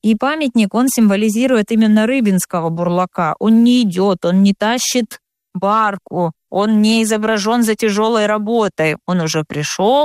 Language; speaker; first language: Russian; native; Russian